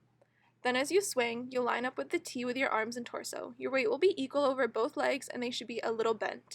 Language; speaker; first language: English; native; English